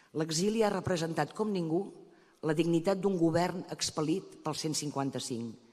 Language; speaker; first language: Catalan; native; Catalan